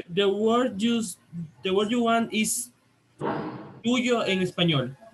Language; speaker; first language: English; non-native, learner; Spanish